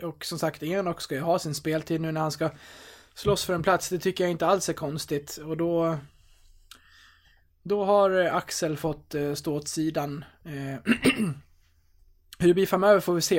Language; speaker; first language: Swedish; native; Swedish